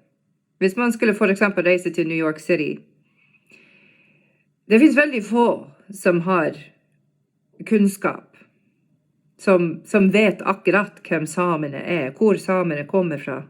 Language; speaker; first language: Norwegian; non-native, fluent; English